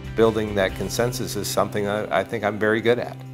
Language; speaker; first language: English; native; English